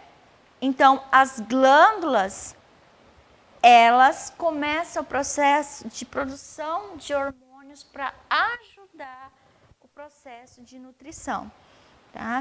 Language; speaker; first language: Portuguese; native; Portuguese